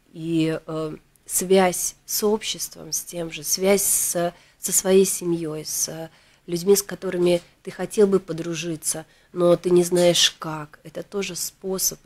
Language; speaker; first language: Russian; native; Russian